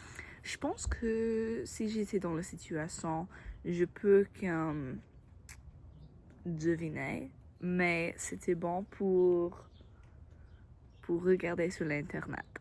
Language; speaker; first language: French; non-native, learner; English